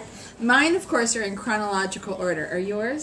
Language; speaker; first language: English; native; English